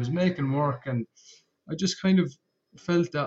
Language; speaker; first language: English; native; English